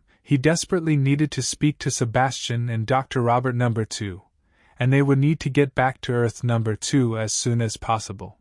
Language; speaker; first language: English; native; English